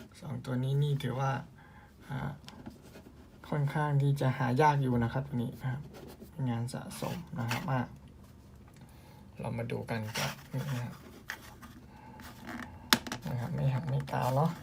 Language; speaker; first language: Thai; native; Thai